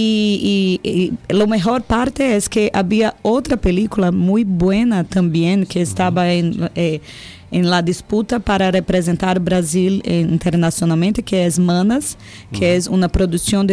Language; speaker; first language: Spanish; non-native, learner; Portuguese